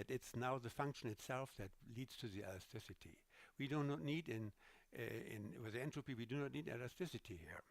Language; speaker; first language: English; non-native, fluent; German